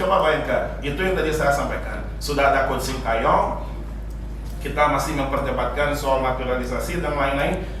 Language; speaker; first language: Indonesian; non-native, fluent; Portuguese